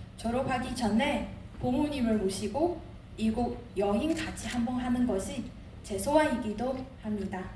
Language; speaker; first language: Korean; non-native, fluent; Chinese